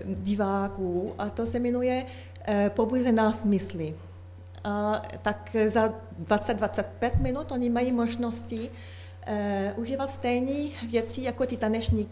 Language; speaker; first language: Czech; non-native, learner; French